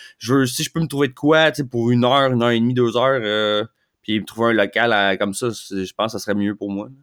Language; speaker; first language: French; native; French